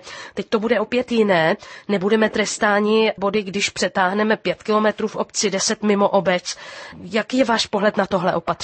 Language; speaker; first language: Czech; native; Czech